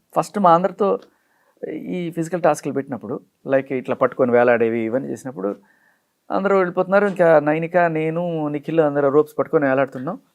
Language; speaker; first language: Telugu; native; Telugu